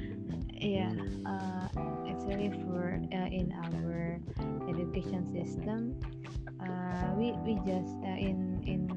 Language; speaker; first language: English; non-native, learner; Indonesian